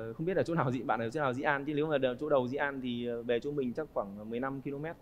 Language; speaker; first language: Vietnamese; native; Vietnamese